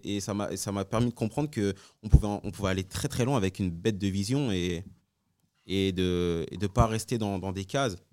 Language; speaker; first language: French; native; French